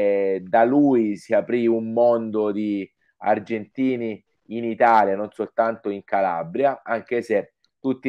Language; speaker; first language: Italian; native; Italian